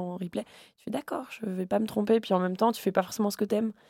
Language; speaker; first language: French; native; French